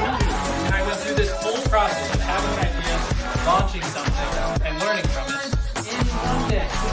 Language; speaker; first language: English; native; English